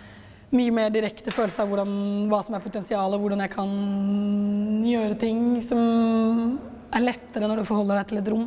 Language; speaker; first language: Norwegian; native; Norwegian